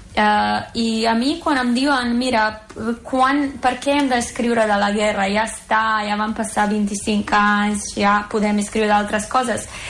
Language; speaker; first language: Catalan; non-native, fluent; Serbian